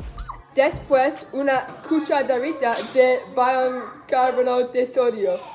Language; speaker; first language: Spanish; non-native, learner; English